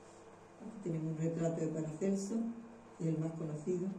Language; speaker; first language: Spanish; native; Spanish